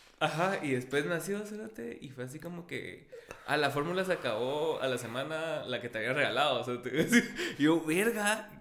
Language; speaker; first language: Spanish; native; Spanish